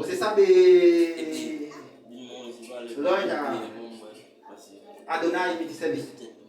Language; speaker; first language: Portuguese; non-native, learner; Haitian Creole